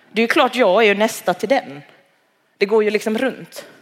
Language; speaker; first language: Swedish; early bilingual, other home language; Cantonese